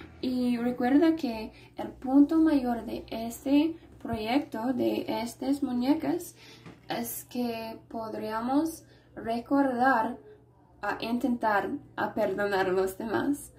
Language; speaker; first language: Spanish; non-native, fluent; English